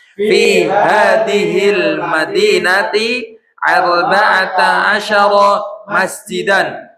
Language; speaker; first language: Arabic; non-native, learner; Indonesian